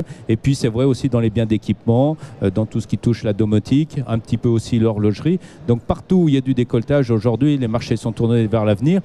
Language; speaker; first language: French; native; French